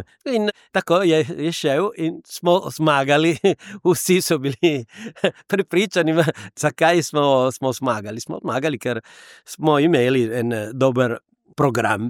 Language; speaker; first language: Slovenian; non-native, learner; Italian